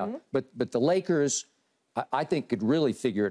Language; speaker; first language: English; native; English